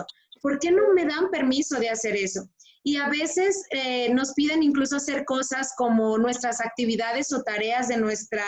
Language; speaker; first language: Spanish; native; Spanish